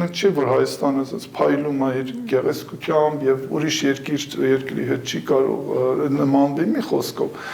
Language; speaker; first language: Armenian; early bilingual, heritage; Armenian